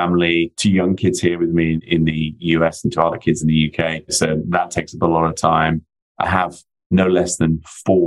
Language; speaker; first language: English; native; English